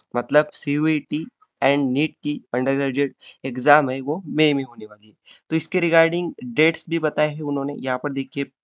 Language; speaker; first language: Hindi; non-native, local second language; Marathi